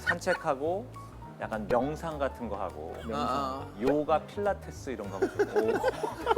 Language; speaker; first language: Korean; native; Korean